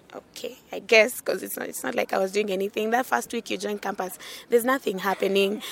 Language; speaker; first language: English; non-native, local second language; Luo (Kenya and Tanzania)